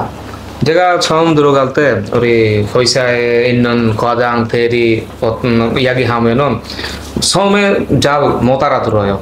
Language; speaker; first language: Korean; non-native, learner; Bangla